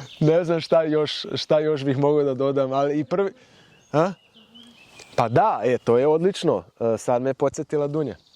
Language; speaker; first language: Serbian; non-native, fluent; Portuguese